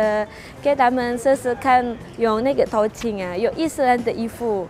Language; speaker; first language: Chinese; non-native, learner; Indonesian